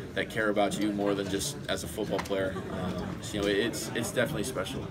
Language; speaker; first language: English; native; English